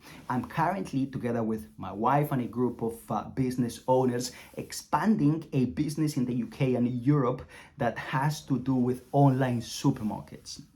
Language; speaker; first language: English; non-native, fluent; Spanish